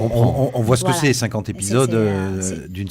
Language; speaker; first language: French; native; French